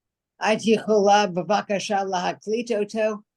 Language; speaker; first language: Hebrew; non-native, learner; English